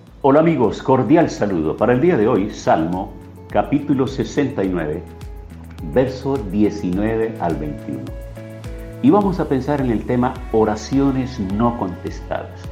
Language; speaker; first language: Spanish; native; Spanish